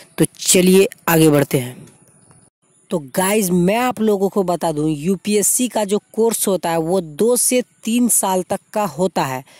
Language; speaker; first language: Hindi; native; Hindi